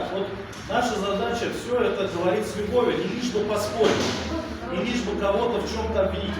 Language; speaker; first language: Russian; native; Russian